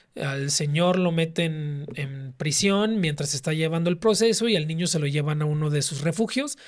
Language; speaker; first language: Spanish; native; Spanish